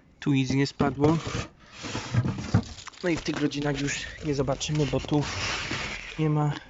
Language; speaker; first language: Polish; native; Polish